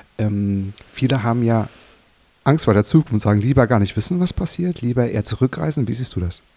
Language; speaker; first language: German; native; German